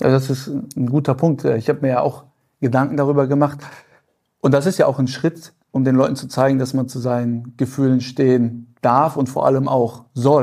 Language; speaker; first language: German; native; German